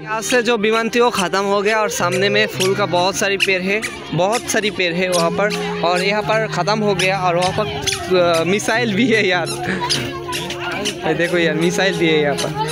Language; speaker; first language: Hindi; non-native, learner; Bangla